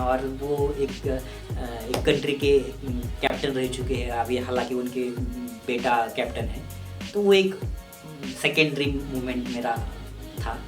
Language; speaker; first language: Hindi; non-native, local second language; Marathi